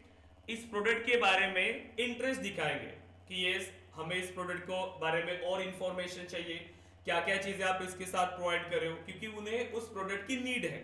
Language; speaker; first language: Hindi; native; Hindi